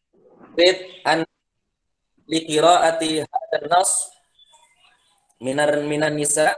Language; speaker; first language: Arabic; non-native, fluent; Indonesian